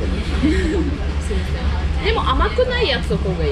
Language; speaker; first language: Japanese; non-native, fluent; Russian